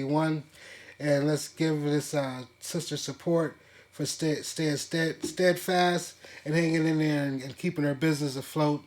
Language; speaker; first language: English; native; English